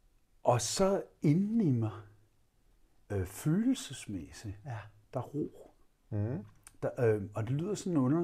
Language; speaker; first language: Danish; native; Danish